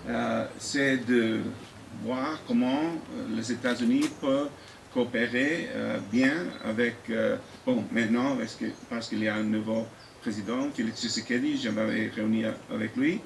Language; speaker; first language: French; non-native, fluent; English